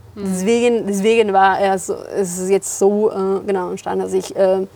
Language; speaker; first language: German; non-native, fluent; Spanish